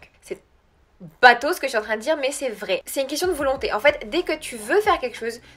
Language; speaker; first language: French; early bilingual, other home language; Arabic